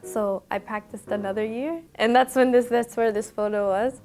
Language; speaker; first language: English; native; English